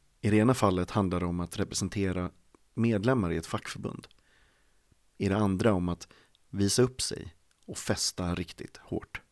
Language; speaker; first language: Swedish; native; Swedish